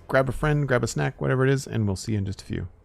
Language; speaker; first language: English; native; English